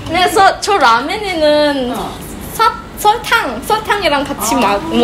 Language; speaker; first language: Korean; non-native, learner; Indonesian